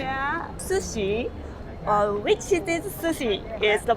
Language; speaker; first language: English; non-native, learner; Japanese